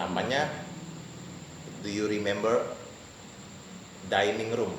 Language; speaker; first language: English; non-native, fluent; Indonesian